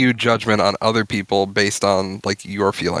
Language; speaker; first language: English; native; English